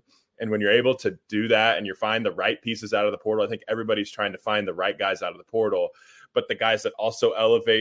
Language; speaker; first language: English; native; English